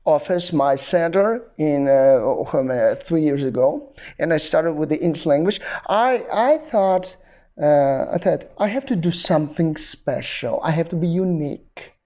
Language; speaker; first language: English; non-native, learner; Kazakh